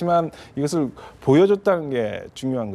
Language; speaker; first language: Korean; native; Korean